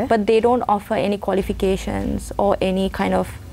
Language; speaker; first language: English; native; English